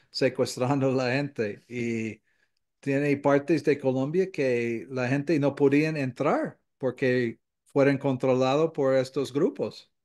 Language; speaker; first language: Spanish; non-native, fluent; English